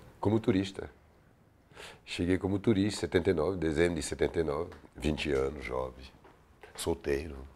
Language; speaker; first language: Portuguese; non-native, fluent; French